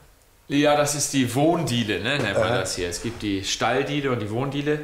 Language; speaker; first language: German; native; German